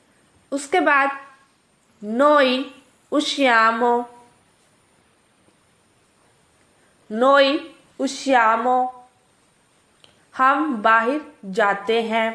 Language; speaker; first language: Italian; non-native, fluent; Urdu